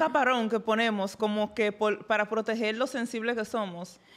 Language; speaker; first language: Spanish; native; Spanish